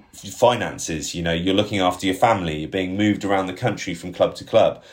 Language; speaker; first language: English; native; English